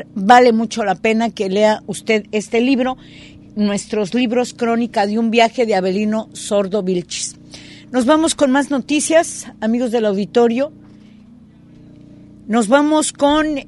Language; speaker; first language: Spanish; native; Spanish